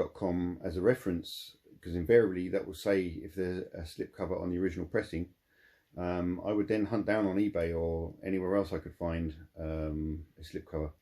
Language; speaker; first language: English; native; English